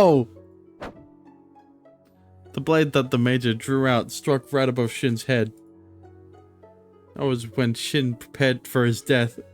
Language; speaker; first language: English; native; English